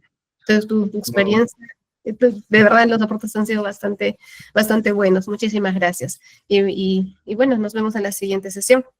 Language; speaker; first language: Spanish; native; Spanish